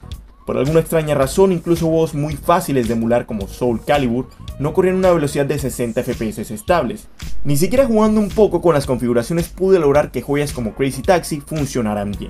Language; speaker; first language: Spanish; native; Spanish